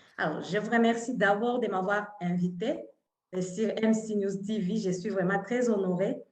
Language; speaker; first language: French; non-native, local second language; Swahili